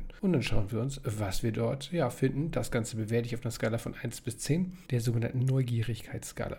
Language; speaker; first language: German; native; German